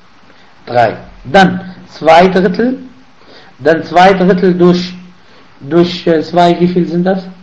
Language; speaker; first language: German; non-native, fluent; Arabic